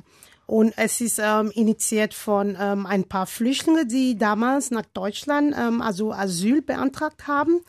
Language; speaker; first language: German; non-native, learner; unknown